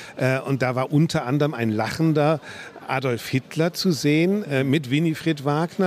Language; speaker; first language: German; native; German